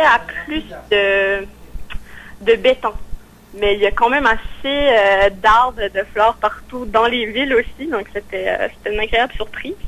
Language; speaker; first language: French; native; French